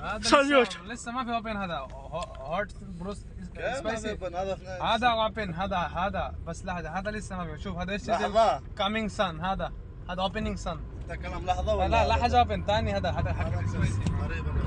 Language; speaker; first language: Arabic; non-native, learner; Bangla